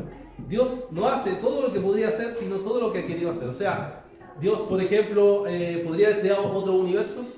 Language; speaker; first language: Spanish; native; Spanish